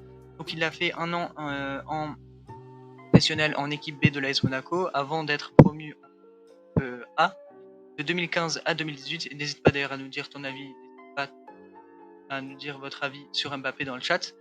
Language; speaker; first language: French; native; French